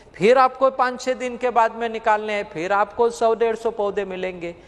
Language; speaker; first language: Hindi; non-native, local second language; Marathi